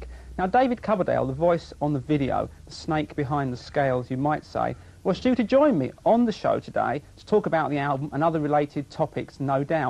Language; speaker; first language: English; native; English